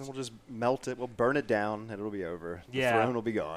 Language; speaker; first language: English; native; English